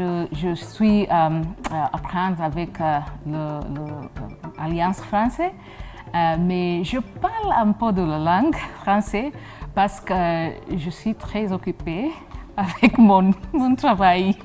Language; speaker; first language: French; non-native, learner; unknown